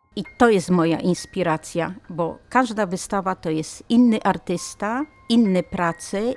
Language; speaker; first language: Polish; native; Polish